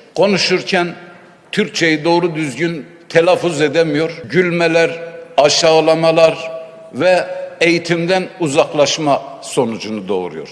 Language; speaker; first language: Turkish; native; Turkish